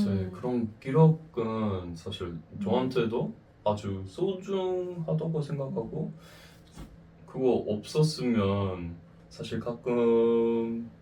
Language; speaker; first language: Korean; non-native, fluent; English